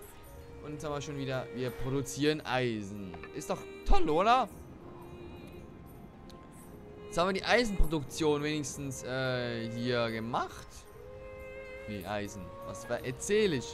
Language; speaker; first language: German; native; German